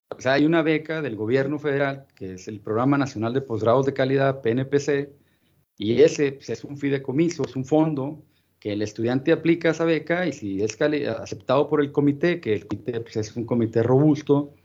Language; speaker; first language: Spanish; native; Spanish